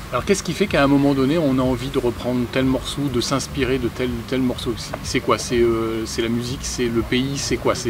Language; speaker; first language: French; native; French